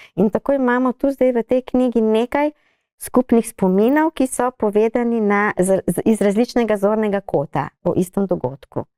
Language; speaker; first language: Slovenian; native; Slovenian